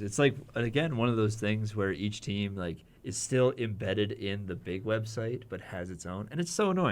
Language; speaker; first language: English; native; English